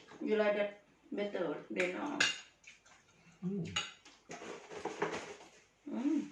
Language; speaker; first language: English; non-native, learner; Thai